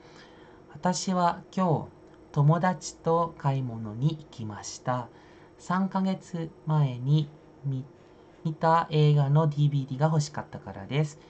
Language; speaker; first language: Japanese; non-native, fluent; Indonesian